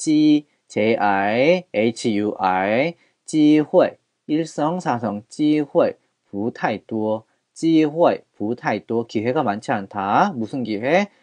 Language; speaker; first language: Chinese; non-native, fluent; Korean